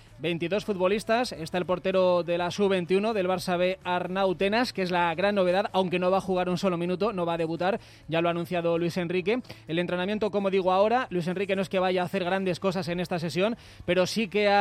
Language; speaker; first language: Spanish; native; Spanish